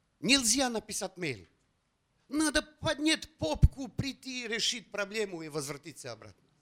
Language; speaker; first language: Russian; non-native, fluent; Slovenian